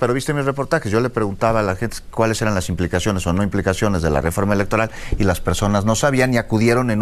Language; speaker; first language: Spanish; native; Spanish